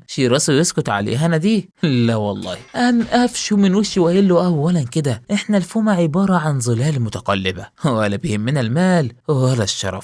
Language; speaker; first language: Arabic; native; Arabic